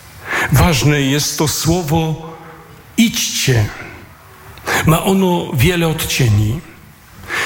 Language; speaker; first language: Polish; native; Polish